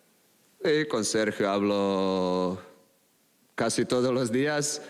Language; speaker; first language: Spanish; non-native, fluent; Croatian